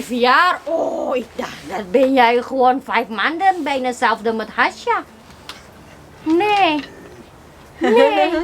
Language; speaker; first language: Dutch; non-native, learner; Indonesian